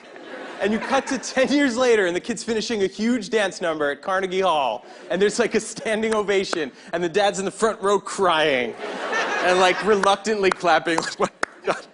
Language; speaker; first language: English; native; English